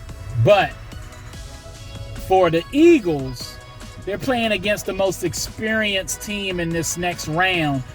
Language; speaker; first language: English; native; English